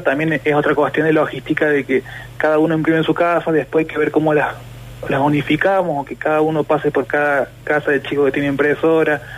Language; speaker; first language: Spanish; native; Spanish